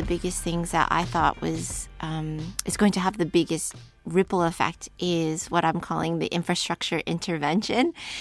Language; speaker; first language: English; native; English